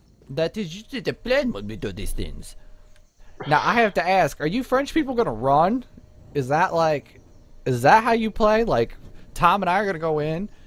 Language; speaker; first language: English; native; English